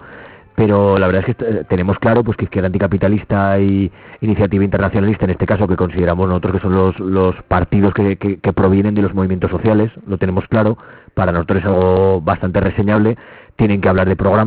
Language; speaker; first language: Spanish; native; Spanish